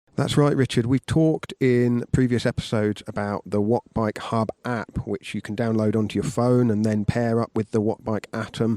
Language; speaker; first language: English; native; English